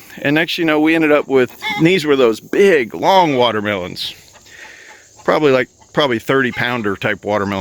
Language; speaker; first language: English; native; English